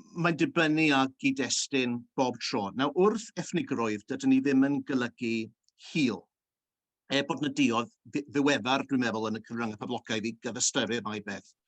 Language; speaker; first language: Welsh; early bilingual, heritage; Welsh